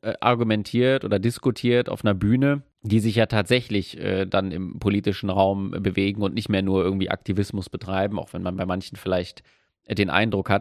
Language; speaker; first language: German; native; German